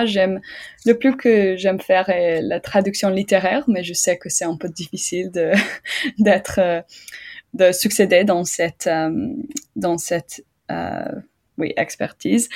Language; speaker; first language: French; non-native, learner; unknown